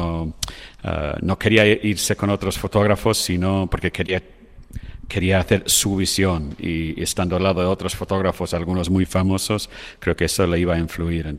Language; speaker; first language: Spanish; non-native, fluent; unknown